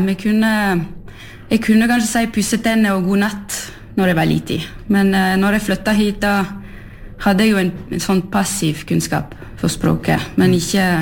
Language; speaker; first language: Norwegian; early bilingual, heritage; French